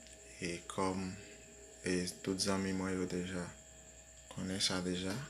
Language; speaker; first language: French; non-native, learner; Haitian Creole